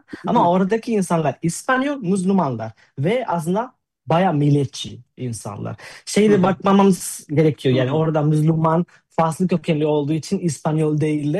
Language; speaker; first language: Turkish; non-native, fluent; Spanish